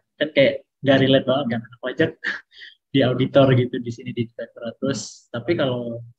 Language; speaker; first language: Indonesian; native; Indonesian